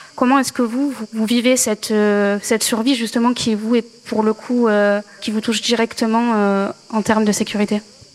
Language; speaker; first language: French; native; French